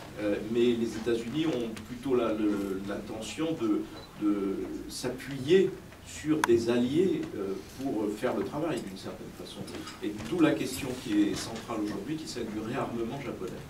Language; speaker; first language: French; native; French